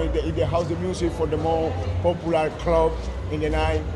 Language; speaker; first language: English; non-native, learner; Spanish